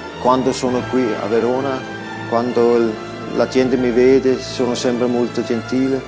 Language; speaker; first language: Italian; non-native, fluent; Danish